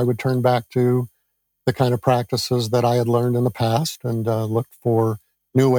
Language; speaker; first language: English; native; English